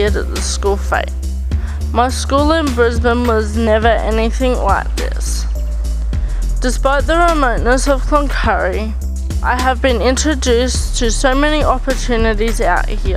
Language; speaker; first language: English; native; English